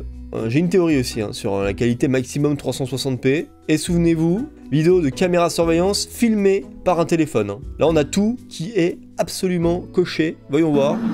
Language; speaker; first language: French; native; French